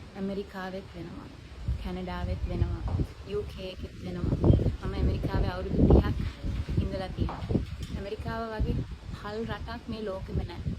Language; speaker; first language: Sinhala; early bilingual, heritage; Sinhala